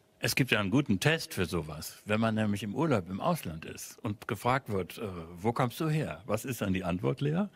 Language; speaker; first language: German; native; German